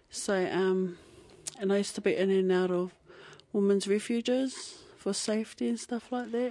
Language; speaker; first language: English; native; English